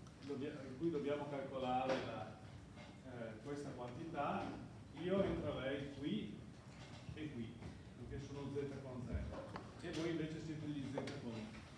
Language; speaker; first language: Italian; native; Italian